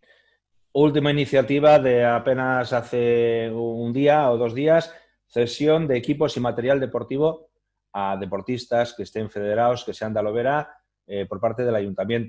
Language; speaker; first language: Spanish; native; Spanish